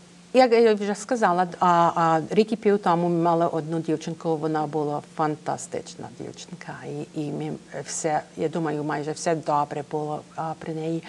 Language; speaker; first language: Ukrainian; early bilingual, heritage; Ukrainian